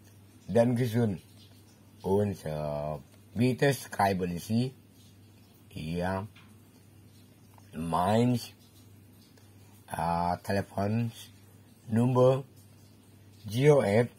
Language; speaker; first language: German; non-native, learner; Indonesian